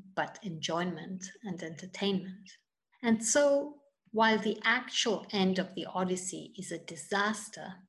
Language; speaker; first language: English; non-native, fluent; Italian